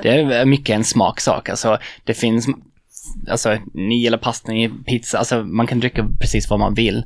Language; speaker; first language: Swedish; non-native, fluent; English